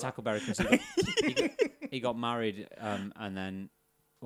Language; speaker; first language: English; native; English